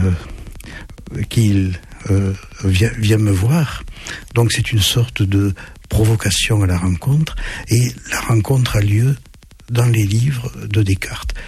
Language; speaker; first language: French; native; French